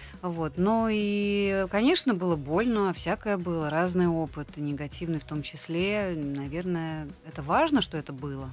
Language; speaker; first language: Russian; native; Russian